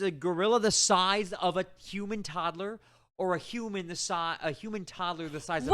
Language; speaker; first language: English; native; English